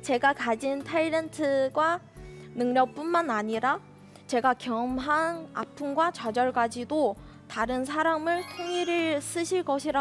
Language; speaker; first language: Korean; non-native, fluent; Chinese